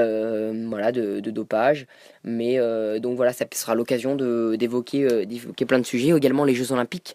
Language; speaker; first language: French; native; French